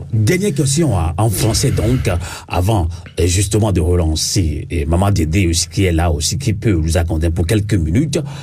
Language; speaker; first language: French; non-native, local second language; Ewe